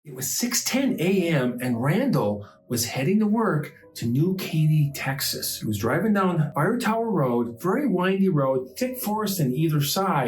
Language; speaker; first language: English; native; English